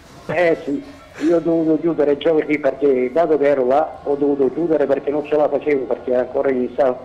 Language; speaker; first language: Italian; native; Italian